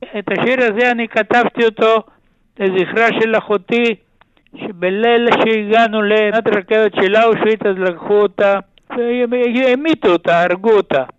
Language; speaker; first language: Hebrew; non-native, fluent; Ladino